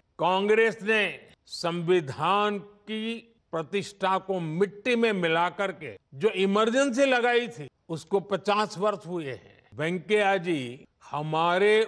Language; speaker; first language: Hindi; non-native, local second language; Gujarati